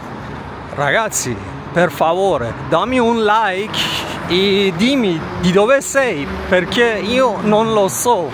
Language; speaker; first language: Italian; non-native, fluent; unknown